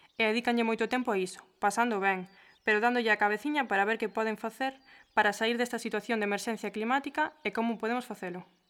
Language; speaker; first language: Galician; early bilingual, heritage; Galician